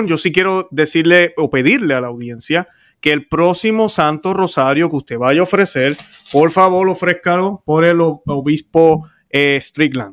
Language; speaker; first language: Spanish; native; Spanish